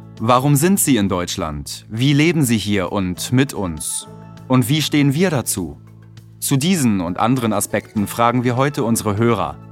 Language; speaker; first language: German; native; German